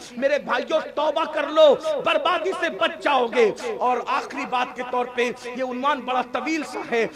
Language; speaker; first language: Urdu; native; Urdu